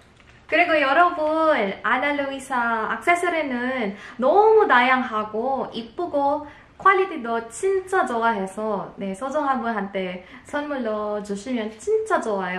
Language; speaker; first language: Korean; non-native, fluent; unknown